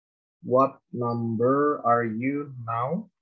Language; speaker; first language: English; non-native, fluent; Indonesian